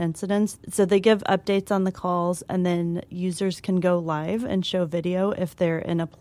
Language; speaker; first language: English; native; English